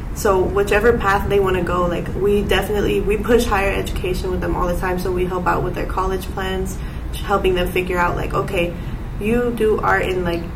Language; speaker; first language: English; native; English